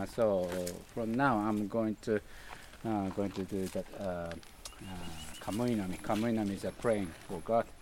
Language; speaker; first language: English; non-native, learner; Japanese